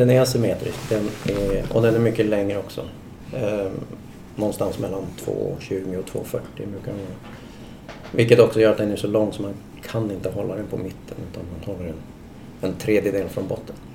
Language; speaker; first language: Swedish; native; Swedish